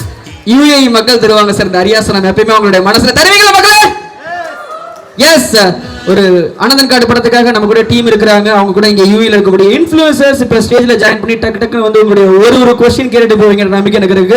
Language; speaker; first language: Tamil; native; Tamil